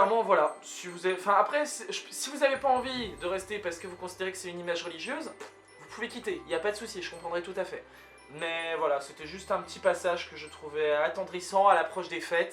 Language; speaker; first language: French; native; French